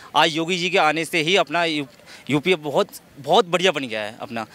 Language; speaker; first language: Hindi; native; Hindi